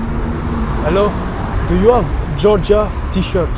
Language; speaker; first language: English; non-native, learner; French